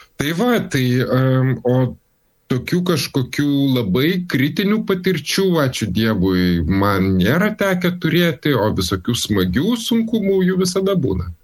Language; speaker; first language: Lithuanian; native; Lithuanian